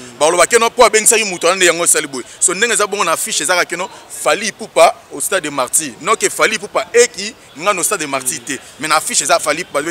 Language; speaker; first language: Lingala; native; Lingala